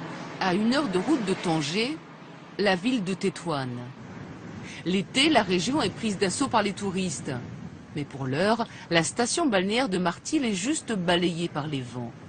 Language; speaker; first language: French; native; French